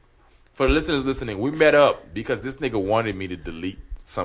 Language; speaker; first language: English; non-native, fluent; Haitian Creole